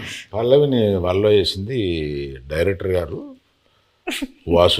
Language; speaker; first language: Telugu; native; Telugu